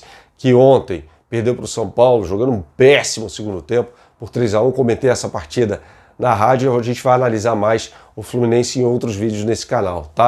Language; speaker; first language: Portuguese; native; Portuguese